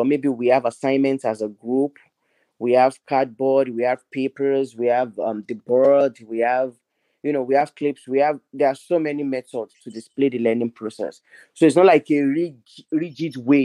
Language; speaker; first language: English; non-native, local second language; Yoruba